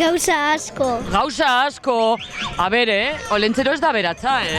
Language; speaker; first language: Basque; non-native, local second language; Spanish